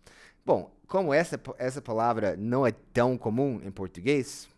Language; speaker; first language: Portuguese; non-native, fluent; English